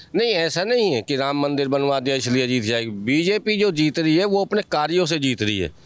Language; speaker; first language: Hindi; native; Hindi